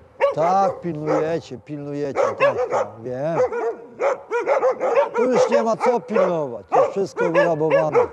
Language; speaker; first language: Polish; native; Polish